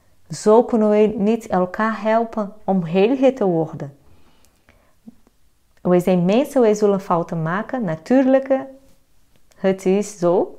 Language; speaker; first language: Dutch; non-native, fluent; Portuguese